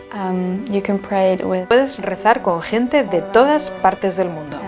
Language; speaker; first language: Spanish; non-native, fluent; German